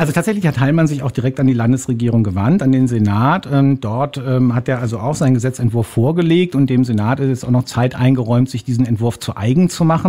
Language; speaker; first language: German; native; German